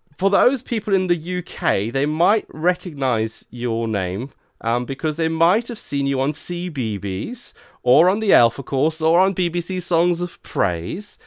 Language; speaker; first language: English; native; English